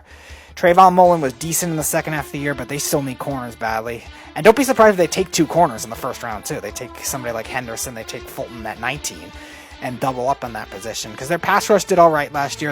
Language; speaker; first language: English; native; English